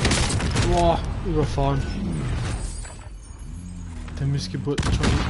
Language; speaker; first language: German; native; German